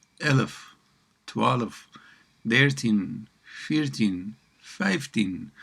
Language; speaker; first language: Dutch; non-native, learner; Turkish